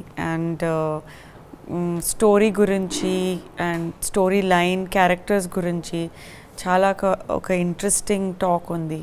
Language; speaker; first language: Telugu; non-native, learner; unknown